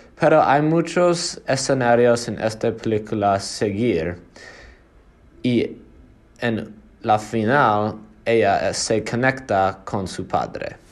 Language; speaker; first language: Spanish; non-native, learner; English